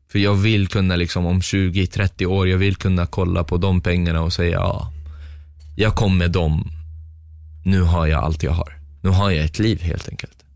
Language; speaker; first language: Swedish; non-native, fluent; Arabic